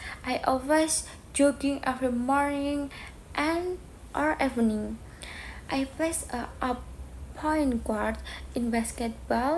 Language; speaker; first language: English; non-native, learner; Indonesian